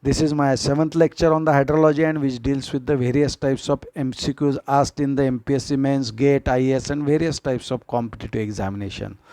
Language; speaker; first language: English; non-native, local second language; Marathi